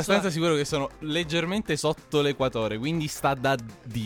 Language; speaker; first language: Italian; native; Italian